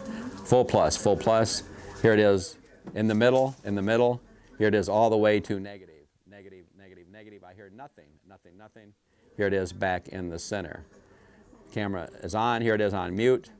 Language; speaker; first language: English; native; English